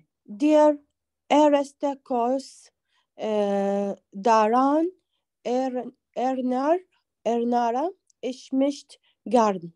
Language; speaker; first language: German; non-native, learner; Arabic